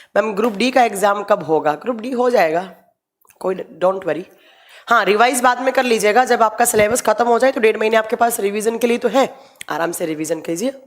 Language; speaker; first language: Hindi; native; Hindi